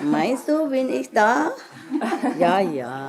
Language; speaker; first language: German; non-native, fluent; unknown